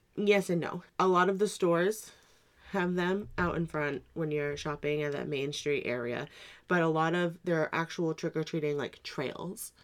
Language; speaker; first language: English; native; English